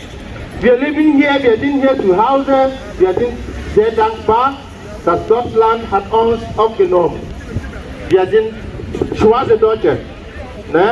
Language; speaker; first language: German; non-native, learner; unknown